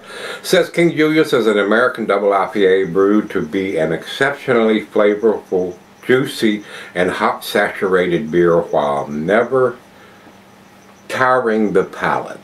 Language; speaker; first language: English; native; English